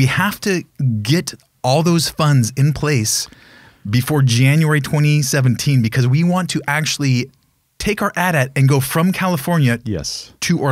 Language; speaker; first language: English; native; English